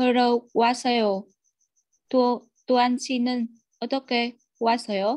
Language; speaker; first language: Korean; non-native, learner; Vietnamese